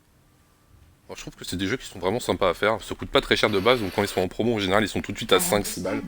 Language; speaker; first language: French; native; French